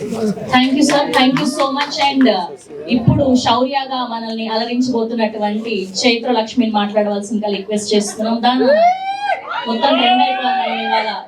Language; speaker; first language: Telugu; native; Telugu